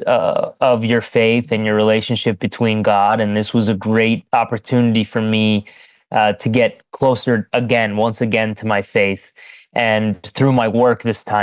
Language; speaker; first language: English; non-native, fluent; Arabic